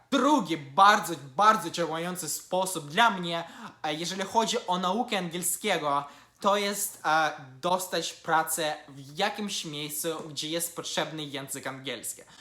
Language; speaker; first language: Polish; non-native, fluent; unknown